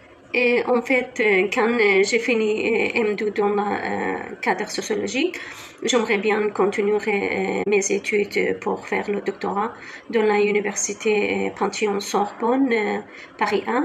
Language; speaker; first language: French; non-native, learner; Kurdish